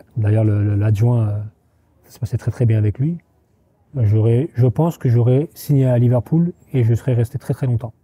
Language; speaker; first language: French; native; French